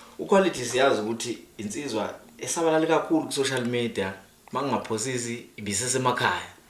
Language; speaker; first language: Zulu; native; Zulu